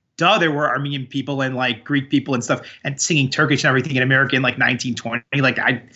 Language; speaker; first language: English; early bilingual, other home language; Armenian